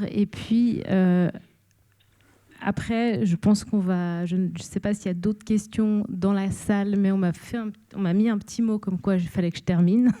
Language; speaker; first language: French; native; French